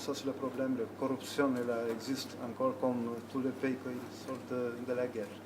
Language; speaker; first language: French; non-native, learner; Albanian